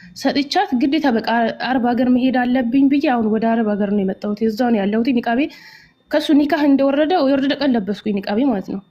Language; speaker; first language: Amharic; native; Amharic